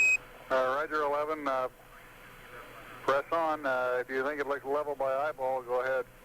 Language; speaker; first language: English; native; English